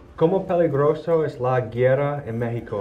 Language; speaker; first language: Spanish; non-native, learner; English